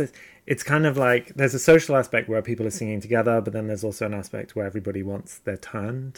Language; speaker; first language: English; native; English